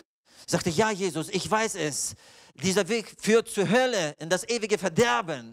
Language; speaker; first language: German; non-native, fluent; Russian